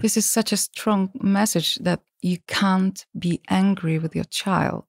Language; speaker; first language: English; non-native, fluent; Polish